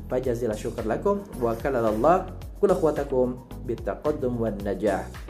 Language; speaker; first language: Arabic; non-native, fluent; Indonesian